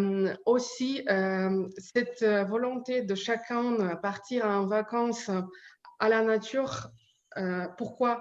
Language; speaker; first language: French; non-native, learner; Ukrainian